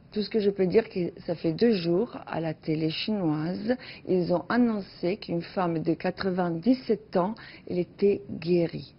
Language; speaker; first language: French; non-native, fluent; Italian